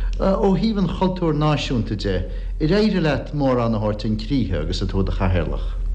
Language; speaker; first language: Irish; native; Irish